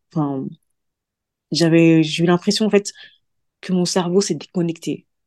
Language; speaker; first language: French; early bilingual, other home language; Mandingo